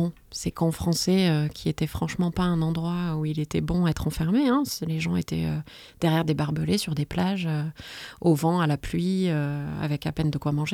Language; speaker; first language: French; native; French